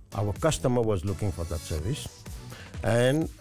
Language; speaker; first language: English; non-native, local second language; Morisyen